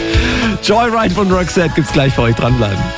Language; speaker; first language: German; native; German